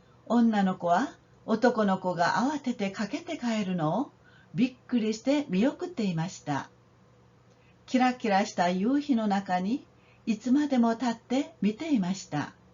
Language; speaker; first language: Japanese; non-native, fluent; Korean